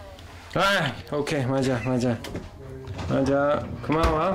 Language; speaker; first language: Korean; non-native, learner; English